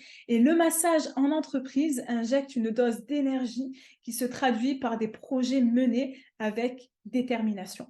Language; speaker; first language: French; native; French